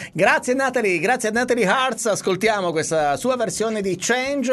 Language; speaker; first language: Italian; native; Italian